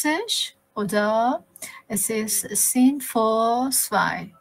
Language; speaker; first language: German; non-native, learner; Persian